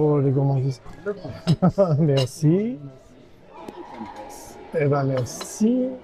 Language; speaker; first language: French; native; French